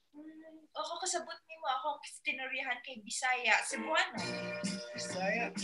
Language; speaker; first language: English; non-native, local second language; Malay